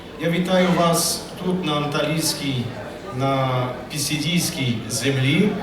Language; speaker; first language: Ukrainian; early bilingual, heritage; Ukrainian